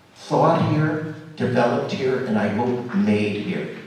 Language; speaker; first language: English; native; English